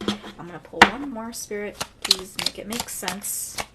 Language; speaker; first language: English; native; English